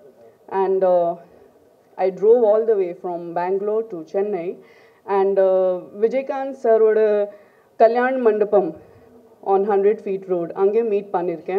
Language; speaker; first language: Tamil; non-native, fluent; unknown